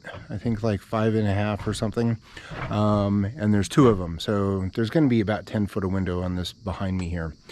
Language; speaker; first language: English; native; English